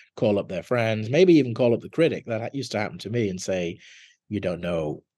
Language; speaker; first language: English; native; English